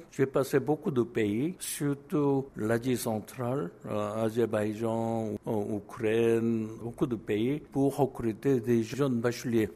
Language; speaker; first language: French; non-native, fluent; Korean